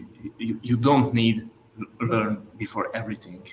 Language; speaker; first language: English; non-native, learner; Hungarian